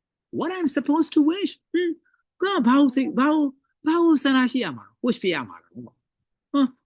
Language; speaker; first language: English; non-native, fluent; Burmese